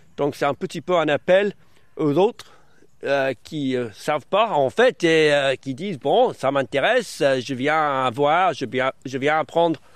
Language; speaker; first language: French; early bilingual, other home language; English